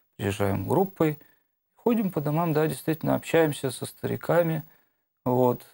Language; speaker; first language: Russian; native; Russian